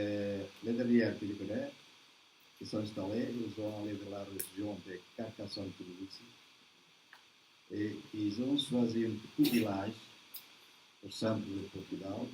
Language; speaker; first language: French; non-native, learner; Portuguese